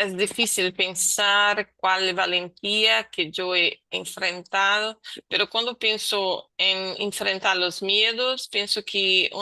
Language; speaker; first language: Spanish; non-native, learner; Portuguese